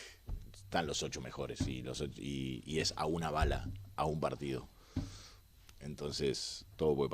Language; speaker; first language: Spanish; native; Spanish